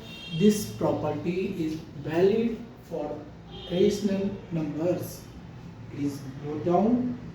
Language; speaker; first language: English; non-native, local second language; Hindi